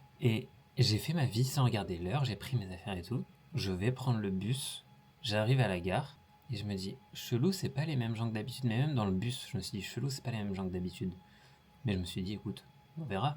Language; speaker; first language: French; native; French